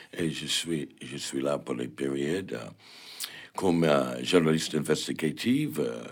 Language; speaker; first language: French; non-native, learner; English